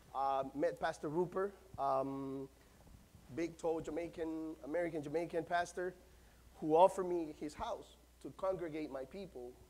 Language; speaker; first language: English; non-native, fluent; Spanish